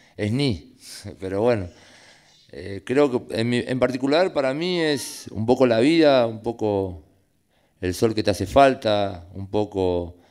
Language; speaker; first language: Spanish; native; Spanish